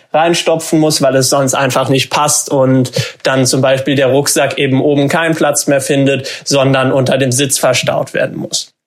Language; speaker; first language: German; native; German